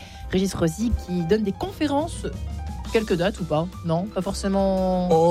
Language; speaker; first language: French; native; French